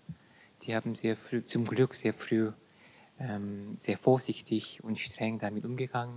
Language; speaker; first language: German; non-native, fluent; Korean